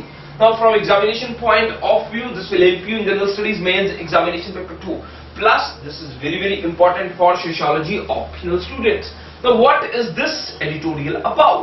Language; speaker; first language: English; non-native, local second language; Hindi